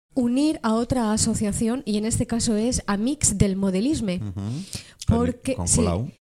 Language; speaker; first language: Spanish; native; Spanish